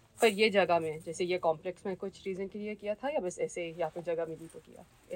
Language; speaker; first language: Hindi; early bilingual, heritage; Hindi